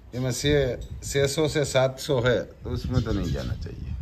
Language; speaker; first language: Hindi; non-native, local second language; Gujarati